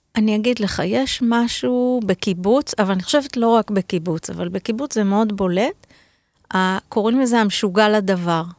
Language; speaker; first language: Hebrew; native; Hebrew